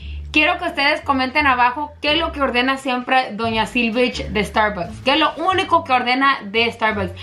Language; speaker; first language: Spanish; early bilingual, heritage; Spanish